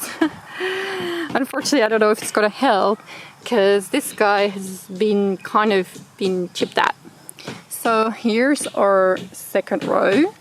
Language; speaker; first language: English; non-native, fluent; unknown